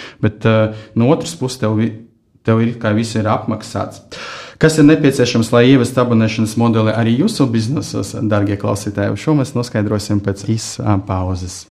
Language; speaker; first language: Latvian; non-native, local second language; Russian